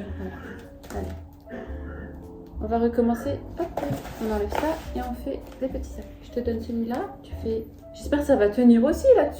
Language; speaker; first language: French; native; French